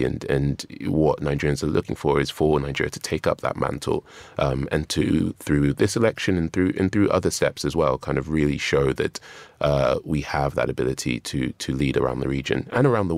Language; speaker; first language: English; non-native, local second language; Yoruba